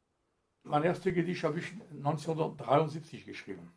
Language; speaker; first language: German; non-native, fluent; French